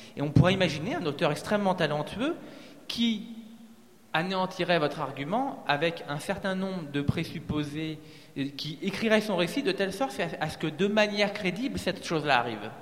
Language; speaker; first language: French; native; French